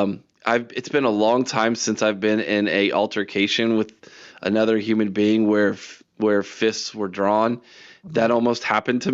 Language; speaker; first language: English; native; English